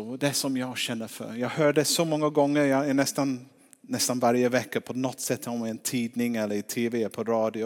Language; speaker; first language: Swedish; non-native, fluent; English